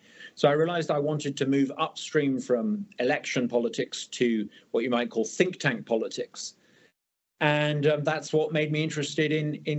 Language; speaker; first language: English; native; English